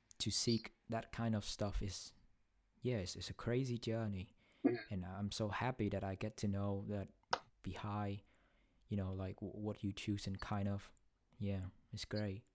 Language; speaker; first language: English; non-native, fluent; Vietnamese